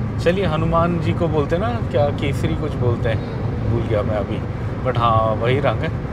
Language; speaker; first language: Hindi; non-native, local second language; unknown